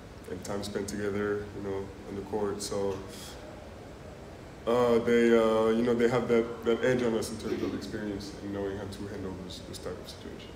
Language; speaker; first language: English; non-native, fluent; French